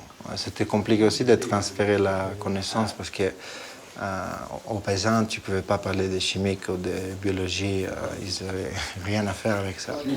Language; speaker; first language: French; non-native, fluent; Italian